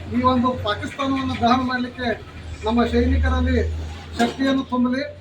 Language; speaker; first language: Kannada; native; Kannada